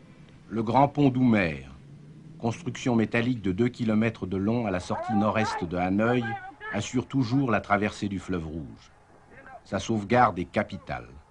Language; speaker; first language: French; native; French